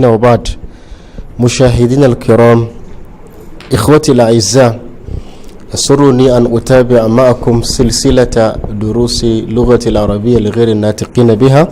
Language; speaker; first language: Arabic; non-native, fluent; Hausa